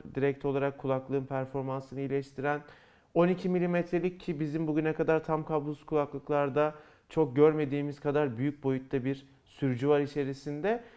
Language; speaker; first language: Turkish; native; Turkish